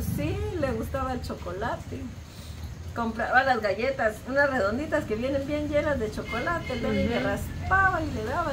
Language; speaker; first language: Spanish; native; Spanish